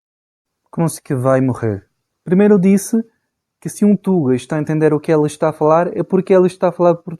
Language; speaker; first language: Portuguese; non-native, fluent; Spanish